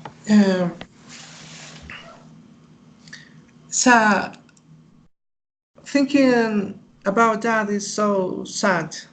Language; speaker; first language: English; non-native, learner; Spanish